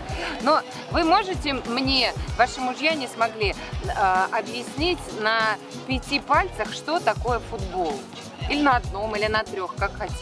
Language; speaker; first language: Russian; native; Russian